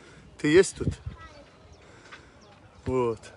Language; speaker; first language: Russian; non-native, local second language; Azerbaijani